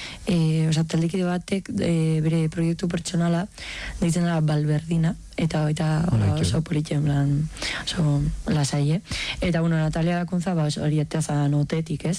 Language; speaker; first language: Basque; native; Basque